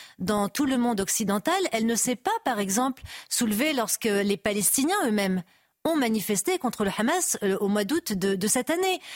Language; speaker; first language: French; native; French